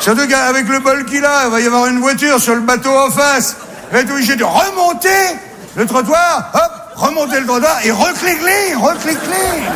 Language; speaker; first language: French; native; French